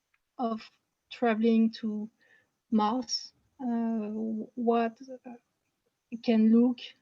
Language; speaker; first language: English; non-native, fluent; French